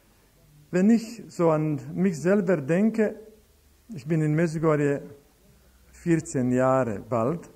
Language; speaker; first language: German; non-native, fluent; Croatian